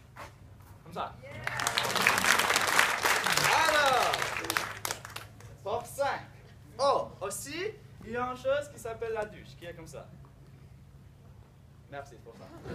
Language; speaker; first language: French; non-native, learner; English